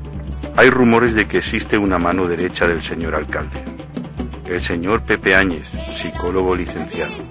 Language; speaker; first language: Spanish; native; Spanish